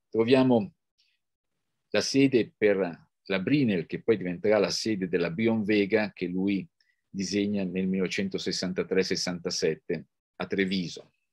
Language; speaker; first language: Italian; native; Italian